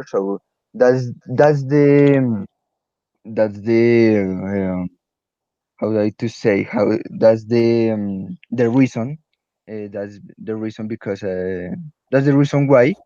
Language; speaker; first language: English; non-native, learner; Spanish